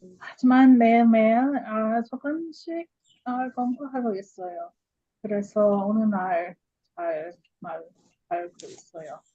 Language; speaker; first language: Korean; non-native, learner; English